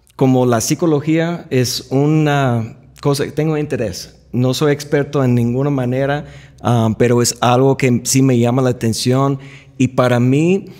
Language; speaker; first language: Spanish; non-native, fluent; English